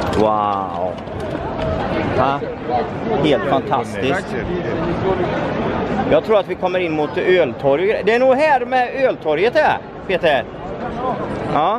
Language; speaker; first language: Swedish; native; Swedish